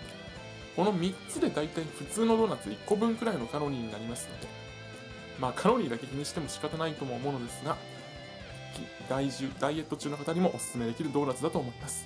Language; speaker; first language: Japanese; native; Japanese